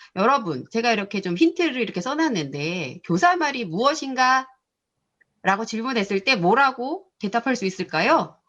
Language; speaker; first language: Korean; native; Korean